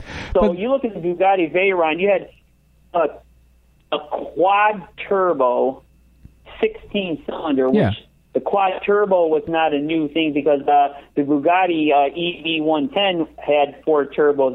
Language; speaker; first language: English; native; English